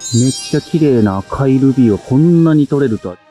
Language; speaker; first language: Japanese; native; Japanese